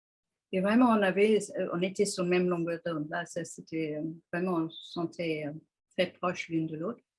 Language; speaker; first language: French; non-native, fluent; English